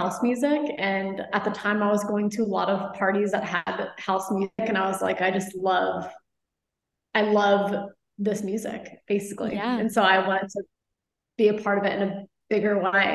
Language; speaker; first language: English; native; English